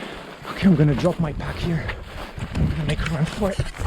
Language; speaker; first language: English; non-native, local second language; French